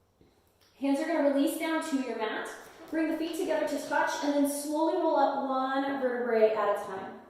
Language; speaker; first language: English; native; English